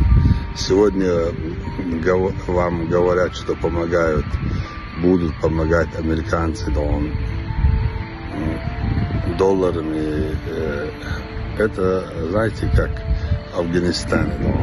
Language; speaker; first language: Russian; non-native, local second language; Chechen